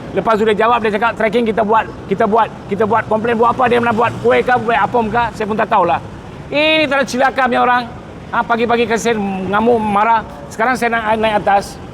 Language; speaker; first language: Malay; non-native, local second language; Tamil